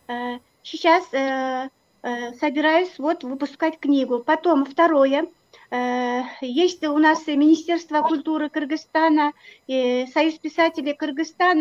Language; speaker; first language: Russian; non-native, local second language; Kyrgyz